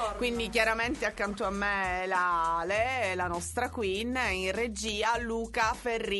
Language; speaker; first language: Italian; native; Italian